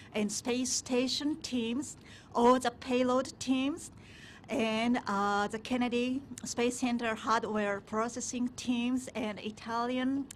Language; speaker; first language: English; non-native, fluent; Japanese